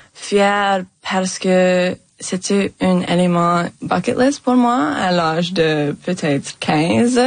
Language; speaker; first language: French; non-native, local second language; English